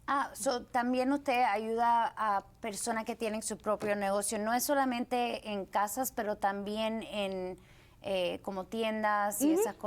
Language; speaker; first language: Spanish; early bilingual, heritage; Spanish